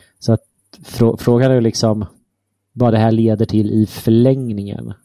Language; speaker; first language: Swedish; native; Swedish